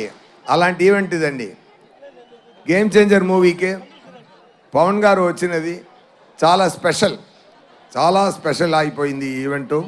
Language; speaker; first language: Telugu; non-native, learner; Tamil